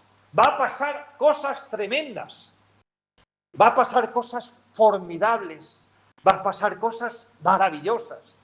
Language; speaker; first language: Spanish; native; Spanish